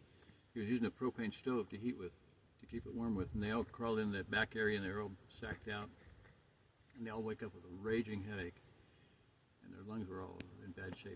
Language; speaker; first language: English; native; English